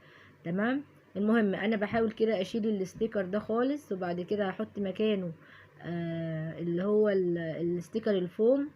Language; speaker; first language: Arabic; native; Arabic